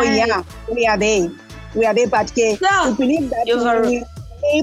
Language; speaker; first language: English; non-native, local second language; Xhosa